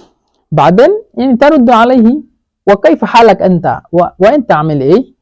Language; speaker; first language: Arabic; non-native, fluent; Bangla